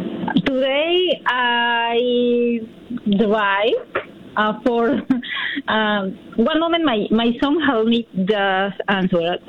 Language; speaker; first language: English; non-native, learner; Spanish